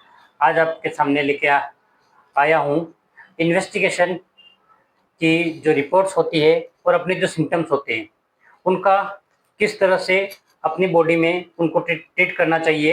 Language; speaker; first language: Hindi; native; Hindi